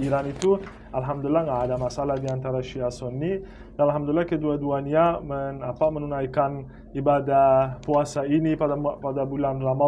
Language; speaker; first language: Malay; non-native, fluent; Persian